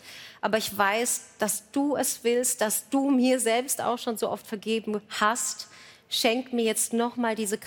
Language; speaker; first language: German; native; German